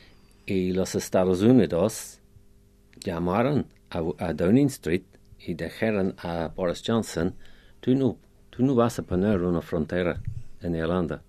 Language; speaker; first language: Spanish; non-native, fluent; English